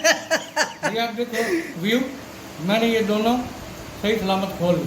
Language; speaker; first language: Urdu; non-native, local second language; Punjabi